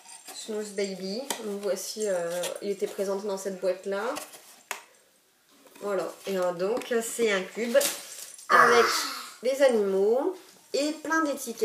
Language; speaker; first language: French; native; French